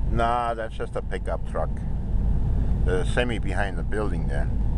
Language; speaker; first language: English; non-native, fluent; German